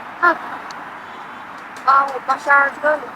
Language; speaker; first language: Turkish; non-native, fluent; Chinese